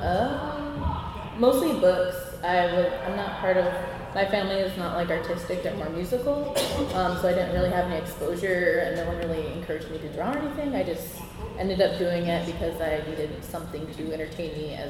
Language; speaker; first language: English; native; English